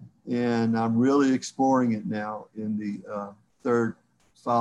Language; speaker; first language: English; native; English